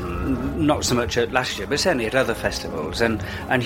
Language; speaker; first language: English; native; English